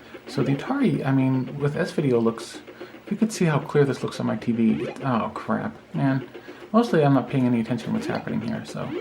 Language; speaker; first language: English; native; English